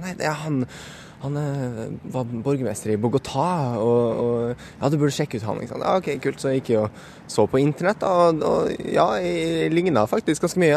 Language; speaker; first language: Norwegian; native; Norwegian